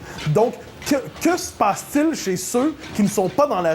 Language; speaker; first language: French; native; French